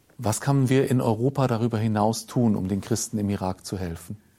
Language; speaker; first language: German; native; German